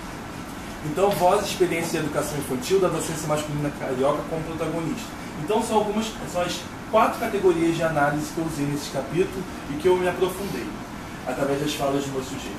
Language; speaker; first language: Portuguese; native; Portuguese